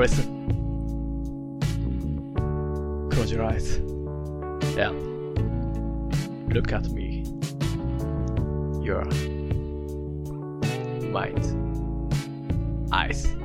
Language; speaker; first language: English; non-native, learner; Japanese